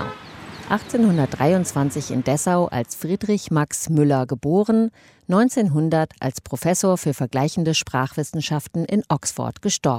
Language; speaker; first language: German; native; German